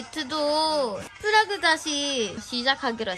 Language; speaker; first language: Korean; non-native, learner; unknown